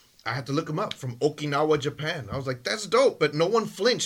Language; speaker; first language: English; early bilingual, other home language; Spanish